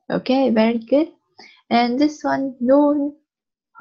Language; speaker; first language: English; non-native, learner; Vietnamese